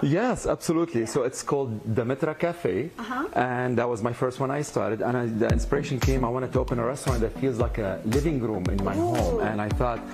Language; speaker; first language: English; non-native, fluent; Arabic